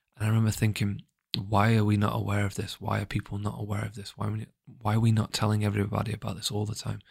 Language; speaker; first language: English; native; English